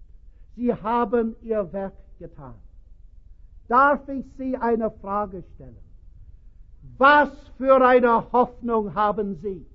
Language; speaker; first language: German; non-native, fluent; English